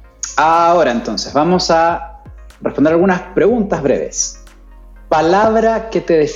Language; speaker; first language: Spanish; native; Spanish